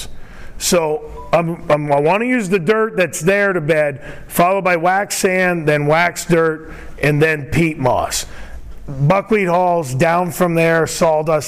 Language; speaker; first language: English; native; English